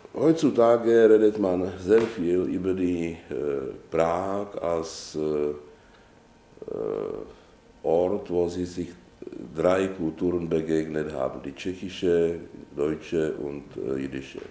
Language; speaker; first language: German; non-native, fluent; Czech